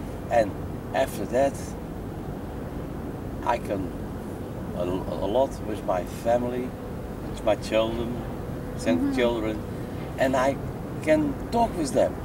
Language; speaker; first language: English; non-native, learner; Dutch